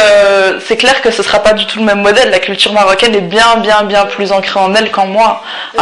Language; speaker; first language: French; early bilingual, other home language; Arabic